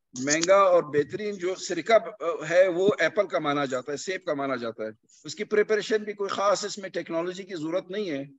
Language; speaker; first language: Urdu; non-native, local second language; Punjabi